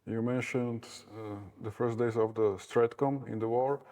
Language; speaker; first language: English; non-native, fluent; Slovak